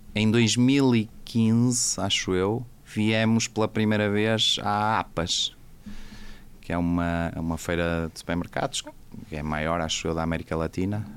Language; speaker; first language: Portuguese; native; Portuguese